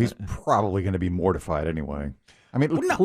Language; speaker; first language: English; native; English